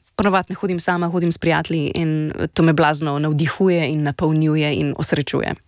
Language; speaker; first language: Slovenian; native; Slovenian